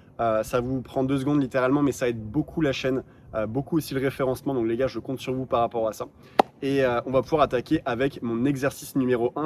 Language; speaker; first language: French; native; French